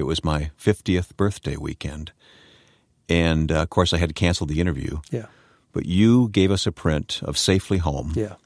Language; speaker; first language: English; native; English